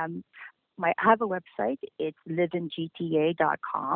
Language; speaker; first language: English; non-native, local second language; Filipino